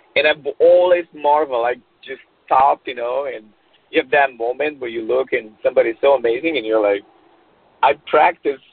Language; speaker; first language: English; non-native, fluent; Romanian